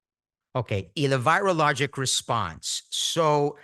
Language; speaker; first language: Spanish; early bilingual, heritage; Spanish